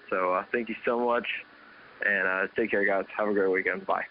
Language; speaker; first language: English; native; English